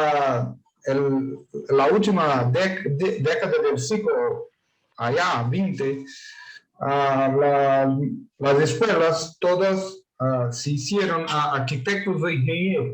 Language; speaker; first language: Spanish; non-native, learner; Portuguese